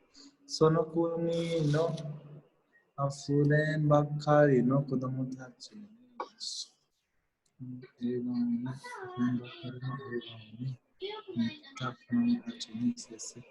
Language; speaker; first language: Japanese; non-native, fluent; Hindi